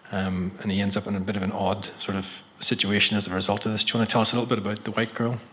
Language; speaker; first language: English; native; English